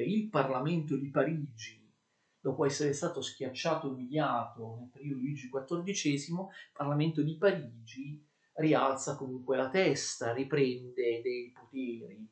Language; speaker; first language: Italian; native; Italian